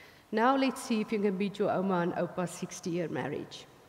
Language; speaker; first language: English; non-native, local second language; Afrikaans